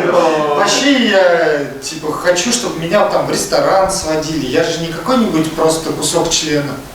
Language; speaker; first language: Russian; native; Russian